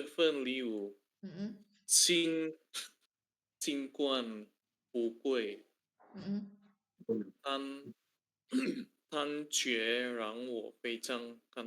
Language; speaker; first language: Chinese; non-native, learner; Indonesian